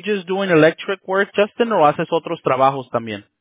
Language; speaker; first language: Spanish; early bilingual, heritage; Spanish